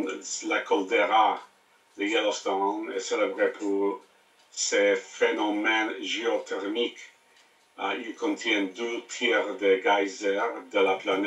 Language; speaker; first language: French; non-native, learner; English